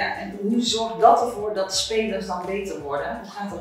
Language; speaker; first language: Dutch; native; Dutch